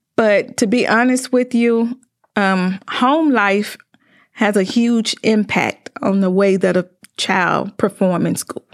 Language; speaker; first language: English; native; English